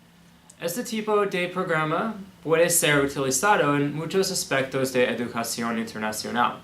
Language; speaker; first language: Spanish; non-native, learner; English